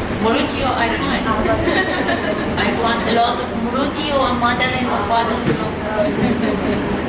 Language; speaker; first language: English; non-native, learner; Persian